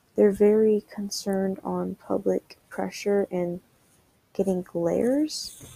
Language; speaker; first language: English; native; English